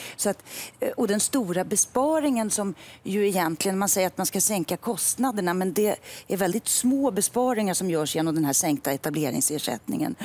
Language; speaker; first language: Swedish; native; Swedish